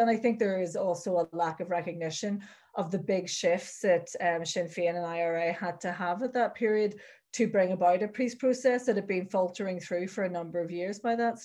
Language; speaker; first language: English; native; English